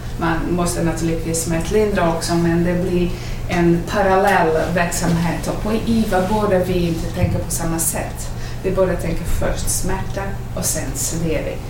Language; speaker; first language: Swedish; non-native, fluent; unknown